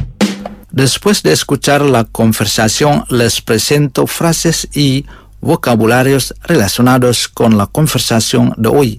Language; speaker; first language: Spanish; non-native, fluent; Indonesian